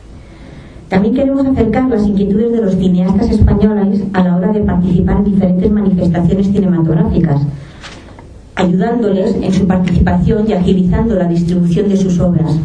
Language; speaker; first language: Spanish; native; Spanish